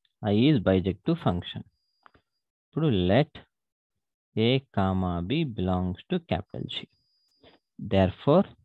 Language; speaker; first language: English; non-native, local second language; Telugu